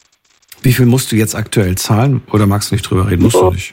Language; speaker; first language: German; native; German